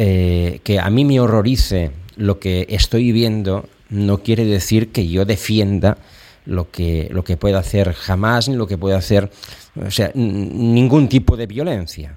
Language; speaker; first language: Spanish; non-native, local second language; Catalan